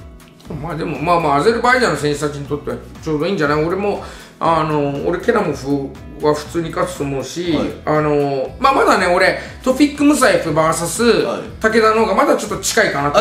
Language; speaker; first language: Japanese; native; Japanese